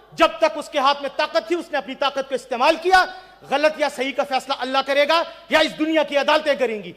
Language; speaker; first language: Urdu; non-native, local second language; Pashto